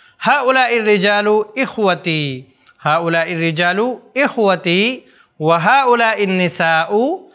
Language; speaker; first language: Arabic; non-native, fluent; Urdu